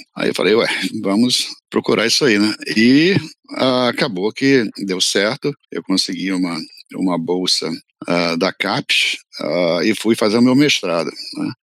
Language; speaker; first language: Portuguese; native; Portuguese